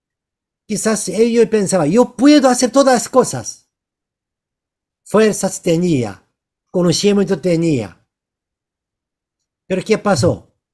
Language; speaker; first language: Spanish; non-native, learner; Korean